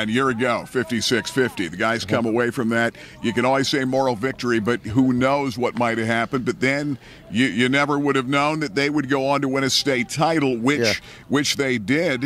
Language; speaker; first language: English; native; English